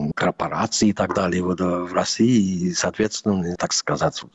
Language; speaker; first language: Russian; non-native, fluent; English